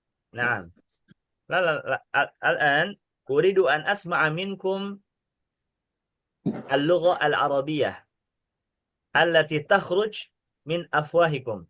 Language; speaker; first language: Arabic; non-native, fluent; Indonesian